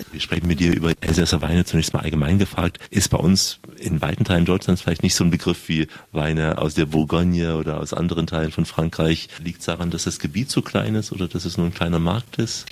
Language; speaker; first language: German; native; German